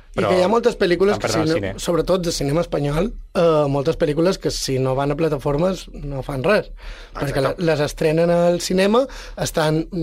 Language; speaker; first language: Catalan; native; Catalan